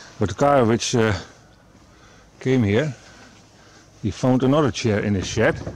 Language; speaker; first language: English; non-native, learner; Dutch